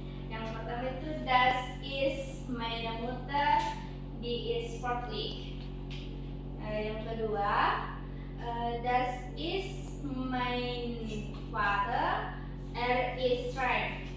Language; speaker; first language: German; non-native, learner; Indonesian